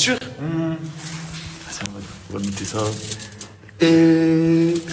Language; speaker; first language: French; native; French